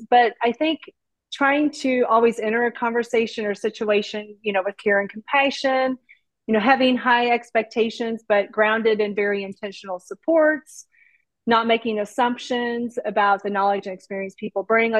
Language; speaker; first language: English; native; English